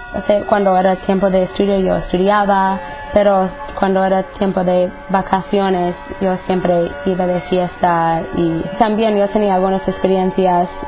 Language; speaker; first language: Spanish; non-native, fluent; English